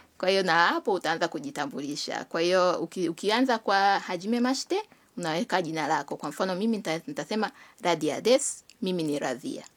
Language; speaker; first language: Swahili; native; Swahili